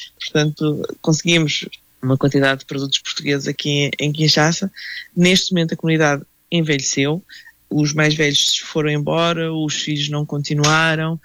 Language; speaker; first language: Portuguese; native; Portuguese